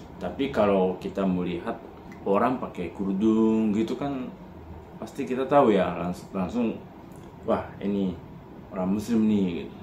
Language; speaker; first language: Indonesian; non-native, fluent; Japanese